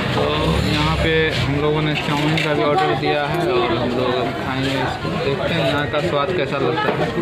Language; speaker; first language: Hindi; native; Hindi